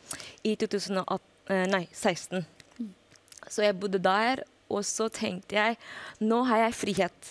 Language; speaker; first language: Norwegian; non-native, fluent; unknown